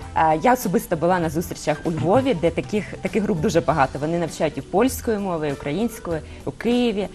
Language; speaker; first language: Ukrainian; non-native, local second language; Russian